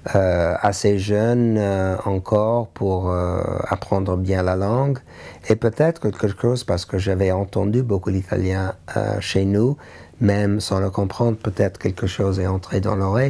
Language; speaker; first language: French; non-native, learner; English